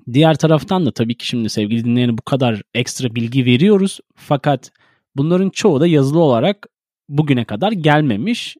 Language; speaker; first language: Turkish; native; Turkish